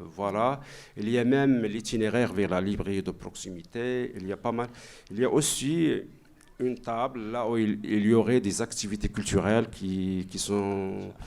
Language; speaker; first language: French; non-native, local second language; Arabic